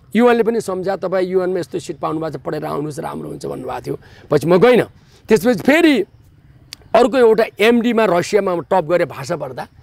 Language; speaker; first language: Nepali; native; Nepali